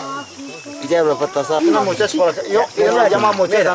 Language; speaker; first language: Spanish; native; Spanish